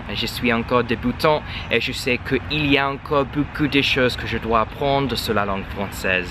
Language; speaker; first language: French; non-native, learner; English